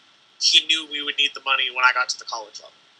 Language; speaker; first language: English; native; English